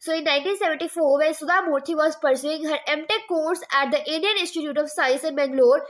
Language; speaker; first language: English; non-native, local second language; Punjabi